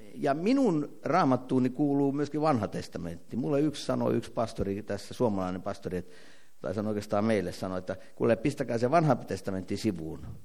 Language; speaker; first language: Finnish; native; Finnish